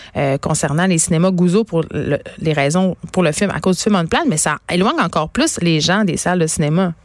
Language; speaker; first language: French; native; French